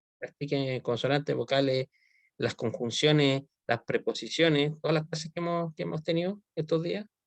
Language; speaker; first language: Spanish; native; Spanish